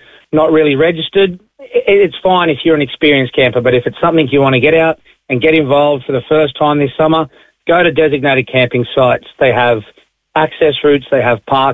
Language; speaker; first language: English; native; English